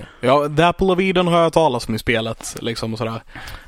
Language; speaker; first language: Swedish; native; Swedish